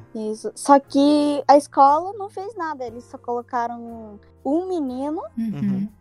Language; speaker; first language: Portuguese; early bilingual, heritage; Japanese